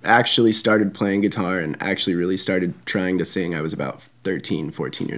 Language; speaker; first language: English; native; English